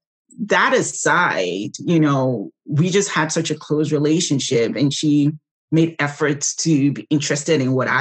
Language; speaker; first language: English; non-native, local second language; Yoruba